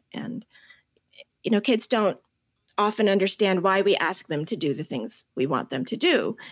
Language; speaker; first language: English; early bilingual, other home language; Chinese